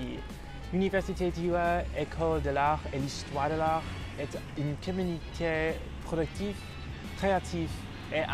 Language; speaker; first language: French; non-native, learner; English